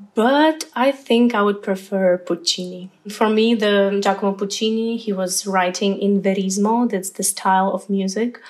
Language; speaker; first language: English; non-native, fluent; Ukrainian